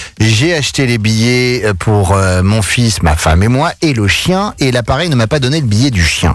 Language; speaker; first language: French; native; French